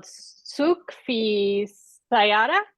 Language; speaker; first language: Arabic; non-native, learner; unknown